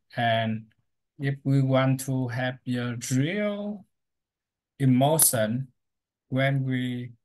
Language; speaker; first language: English; non-native, learner; Vietnamese